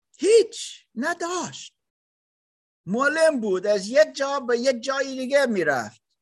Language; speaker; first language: Persian; non-native, learner; German